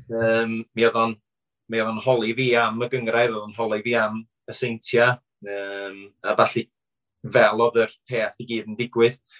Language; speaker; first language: Welsh; native; Welsh